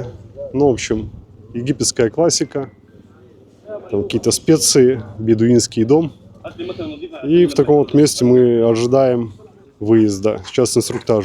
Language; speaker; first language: Russian; native; Russian